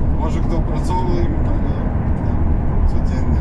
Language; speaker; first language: Polish; non-native, learner; Russian